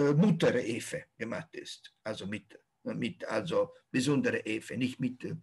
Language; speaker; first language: German; non-native, fluent; Italian